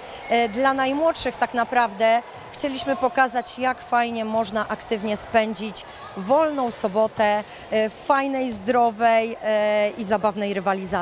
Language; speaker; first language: Polish; native; Polish